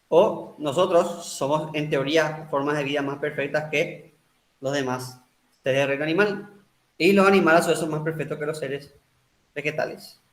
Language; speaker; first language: Spanish; native; Spanish